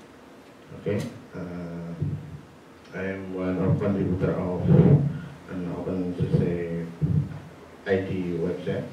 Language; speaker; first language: English; non-native, learner; Indonesian